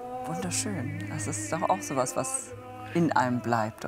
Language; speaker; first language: German; native; German